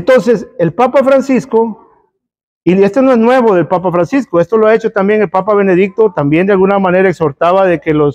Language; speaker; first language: Spanish; native; Spanish